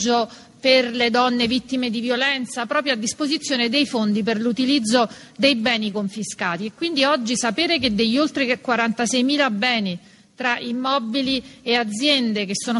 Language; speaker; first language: Italian; native; Italian